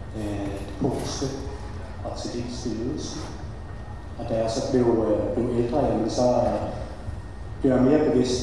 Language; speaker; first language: Danish; early bilingual, other home language; Polish